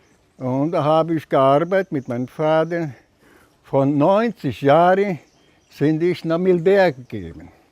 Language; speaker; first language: German; early bilingual, heritage; German